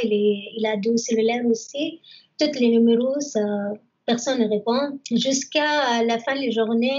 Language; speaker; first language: French; non-native, learner; Arabic